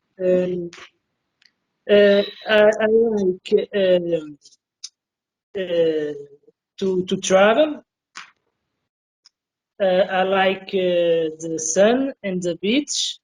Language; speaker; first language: English; non-native, learner; Portuguese